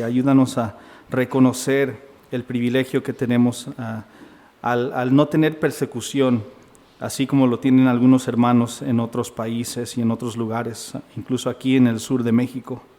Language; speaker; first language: Spanish; native; Spanish